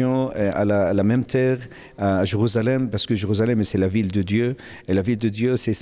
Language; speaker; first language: French; non-native, learner; Arabic